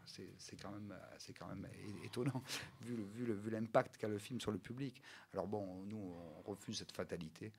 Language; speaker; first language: French; native; French